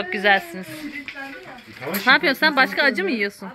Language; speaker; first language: Turkish; native; Turkish